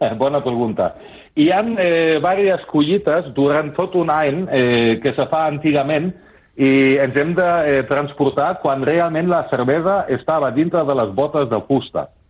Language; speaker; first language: Catalan; early bilingual, other home language; German